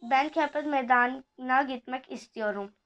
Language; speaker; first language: Turkish; non-native, learner; Urdu